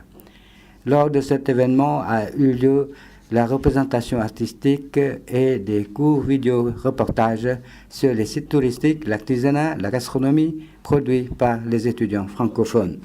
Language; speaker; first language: French; non-native, fluent; Lao